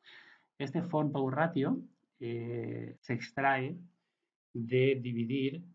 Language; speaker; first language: Spanish; native; Spanish